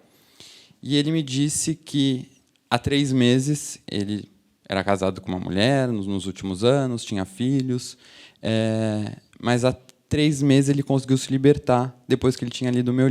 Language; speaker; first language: Portuguese; native; Portuguese